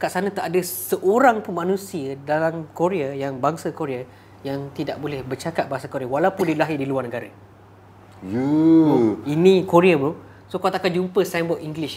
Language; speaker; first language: Malay; native; Malay